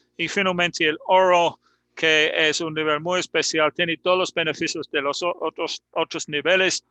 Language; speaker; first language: Spanish; non-native, fluent; English